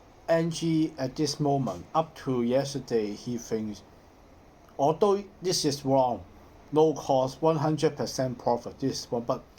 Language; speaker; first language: English; non-native, learner; Cantonese